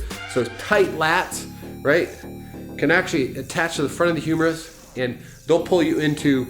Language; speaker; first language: English; native; English